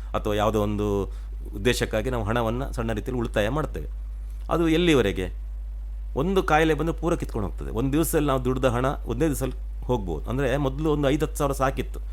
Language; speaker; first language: Kannada; native; Kannada